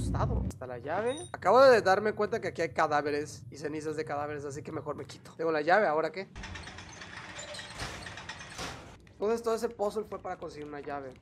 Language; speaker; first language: Spanish; native; Spanish